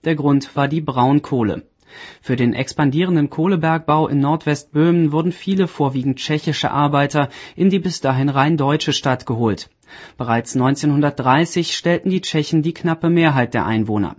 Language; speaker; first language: German; native; German